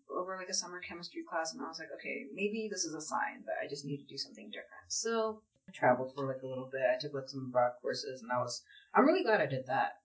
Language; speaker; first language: English; native; English